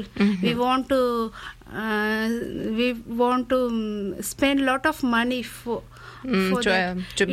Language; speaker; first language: English; non-native, learner; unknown